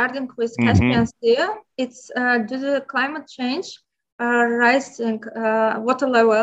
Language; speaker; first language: English; non-native, learner; Azerbaijani